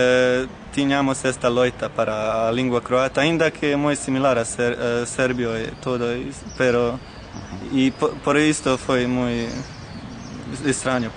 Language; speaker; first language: Galician; non-native, learner; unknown